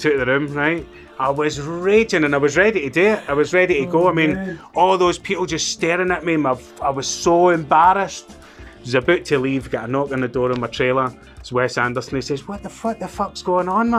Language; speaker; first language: English; native; English